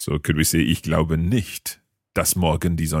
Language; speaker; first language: German; non-native, fluent; English